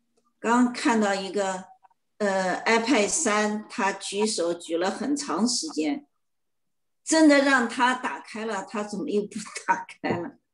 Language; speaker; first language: Chinese; native; Chinese